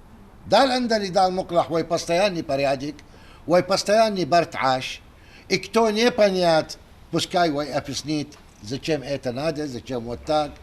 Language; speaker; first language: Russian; non-native, learner; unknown